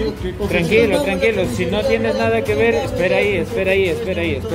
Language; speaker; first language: Spanish; native; Spanish